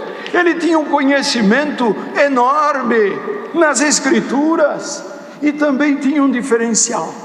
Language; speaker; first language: Portuguese; native; Portuguese